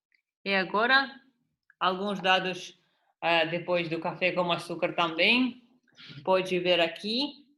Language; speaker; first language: Portuguese; non-native, fluent; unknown